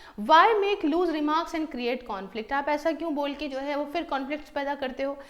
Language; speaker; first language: Hindi; native; Hindi